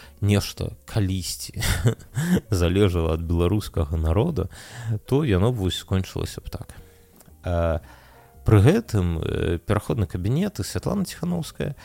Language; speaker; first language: Belarusian; non-native, local second language; Russian